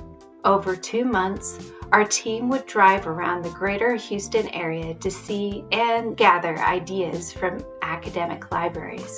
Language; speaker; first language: English; native; English